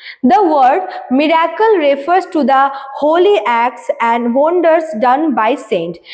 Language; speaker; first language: English; non-native, local second language; Bangla